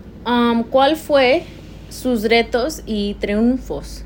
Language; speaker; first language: Spanish; early bilingual, heritage; Spanish